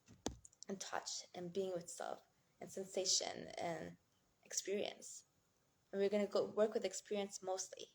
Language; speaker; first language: English; native; English